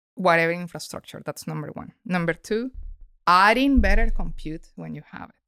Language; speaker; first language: English; non-native, fluent; Spanish